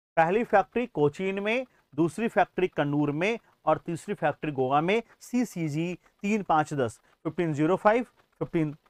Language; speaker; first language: Hindi; native; Hindi